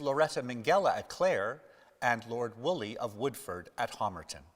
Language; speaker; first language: English; native; English